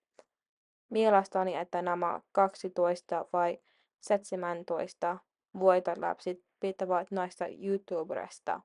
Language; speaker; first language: Finnish; non-native, learner; English